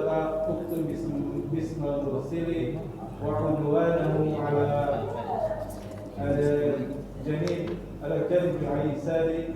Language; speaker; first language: Arabic; non-native, learner; Indonesian